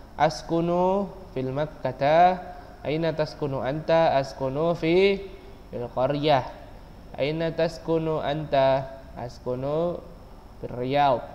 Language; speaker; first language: Arabic; non-native, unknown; Indonesian